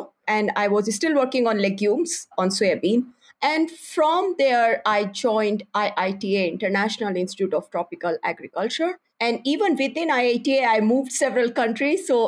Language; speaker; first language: English; non-native, local second language; Hindi